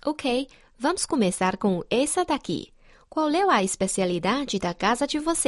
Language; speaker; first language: Portuguese; non-native, fluent; Chinese